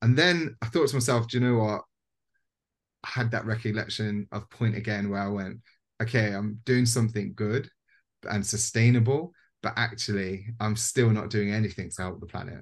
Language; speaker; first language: English; native; English